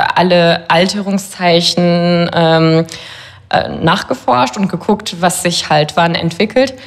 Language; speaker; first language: German; non-native, fluent; French